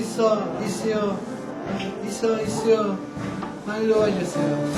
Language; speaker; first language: Korean; non-native, learner; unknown